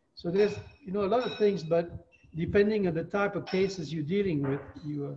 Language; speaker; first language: English; non-native, fluent; French